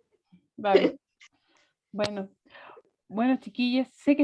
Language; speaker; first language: Spanish; native; Spanish